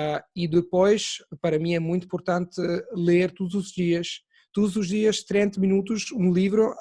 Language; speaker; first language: Portuguese; non-native, fluent; Italian